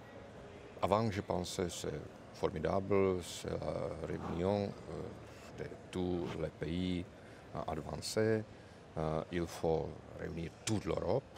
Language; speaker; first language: French; non-native, fluent; Czech